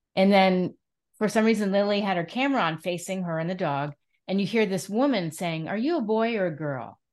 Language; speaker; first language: English; native; English